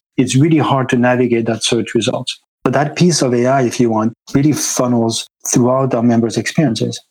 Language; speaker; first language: English; non-native, fluent; French